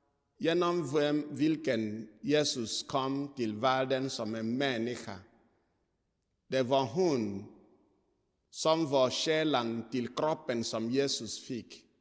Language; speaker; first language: Swedish; non-native, fluent; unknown